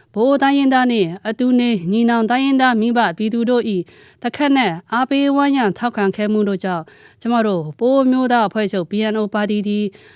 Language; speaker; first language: Burmese; non-native, local second language; Pa'o Karen